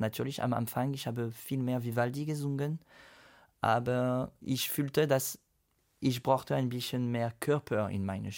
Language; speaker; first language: German; non-native, fluent; French